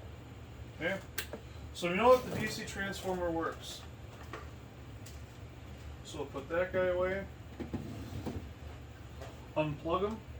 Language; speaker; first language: English; native; English